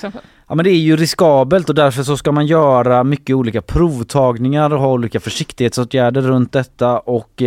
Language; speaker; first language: Swedish; native; Swedish